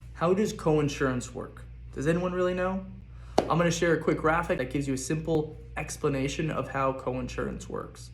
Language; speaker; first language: English; native; English